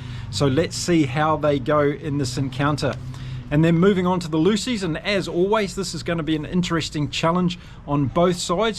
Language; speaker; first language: English; native; English